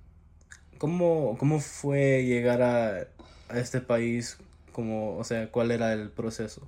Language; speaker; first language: Spanish; early bilingual, heritage; Spanish